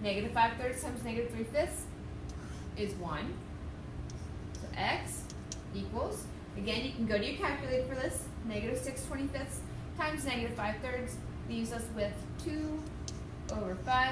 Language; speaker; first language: English; native; English